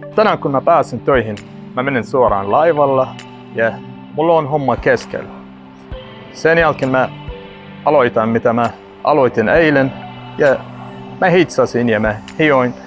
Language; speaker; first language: Finnish; non-native, learner; Arabic